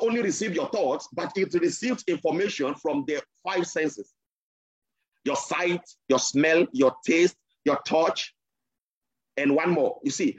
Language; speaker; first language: English; non-native, local second language; Yoruba